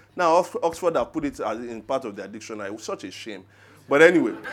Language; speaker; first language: English; non-native, local second language; Yoruba